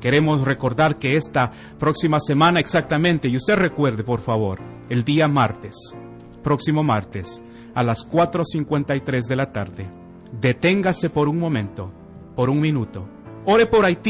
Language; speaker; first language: Spanish; native; Spanish